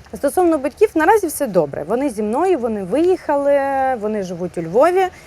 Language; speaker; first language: Ukrainian; non-native, local second language; Russian